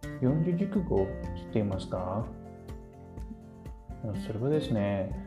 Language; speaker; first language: Japanese; non-native, learner; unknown